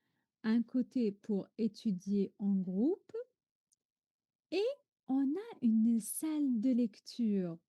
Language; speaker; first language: French; non-native, fluent; Arabic